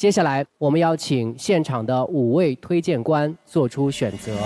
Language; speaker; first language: Chinese; native; Chinese